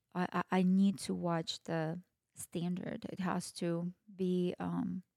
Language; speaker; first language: English; non-native, fluent; Russian